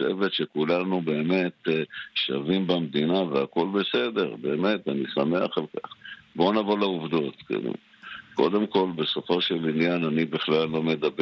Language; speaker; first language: Hebrew; native; Hebrew